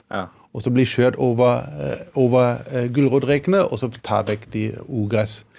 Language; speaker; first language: Norwegian; non-native, fluent; German